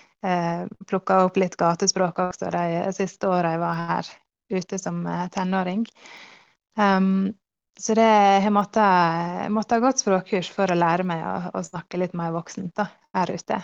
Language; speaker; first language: Norwegian; early bilingual, heritage; Norwegian